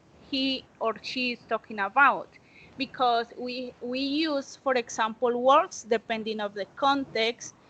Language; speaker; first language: English; non-native, learner; Spanish